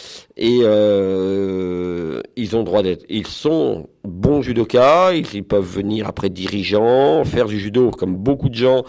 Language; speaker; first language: French; native; French